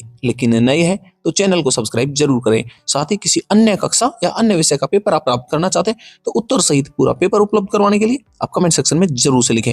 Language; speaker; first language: Hindi; native; Hindi